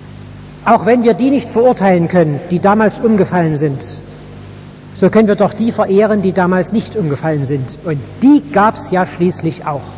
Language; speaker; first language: German; native; German